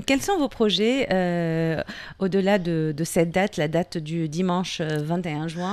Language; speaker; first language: French; non-native, local second language; Arabic